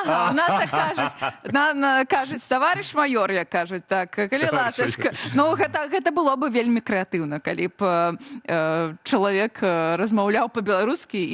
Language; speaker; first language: Belarusian; native; Belarusian